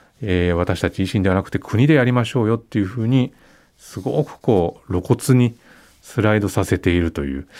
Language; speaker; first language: Japanese; native; Japanese